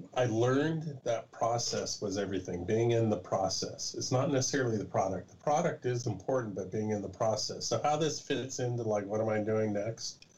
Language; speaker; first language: English; native; English